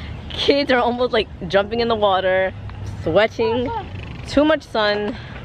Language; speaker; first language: English; early bilingual, other home language; Spanish